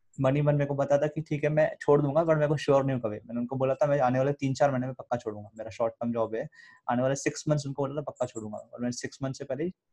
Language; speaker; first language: Hindi; native; Hindi